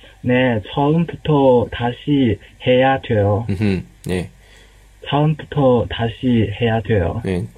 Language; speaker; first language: Korean; non-native, learner; Chinese